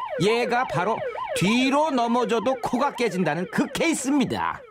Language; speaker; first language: Korean; native; Korean